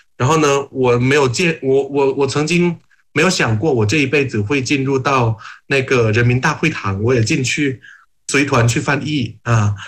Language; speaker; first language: Chinese; non-native, fluent; Thai